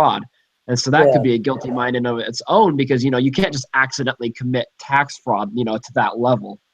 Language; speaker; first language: English; native; English